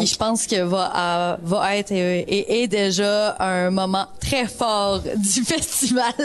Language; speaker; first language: French; native; French